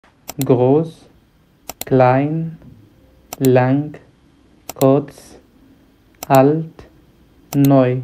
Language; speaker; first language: German; non-native, fluent; Pashto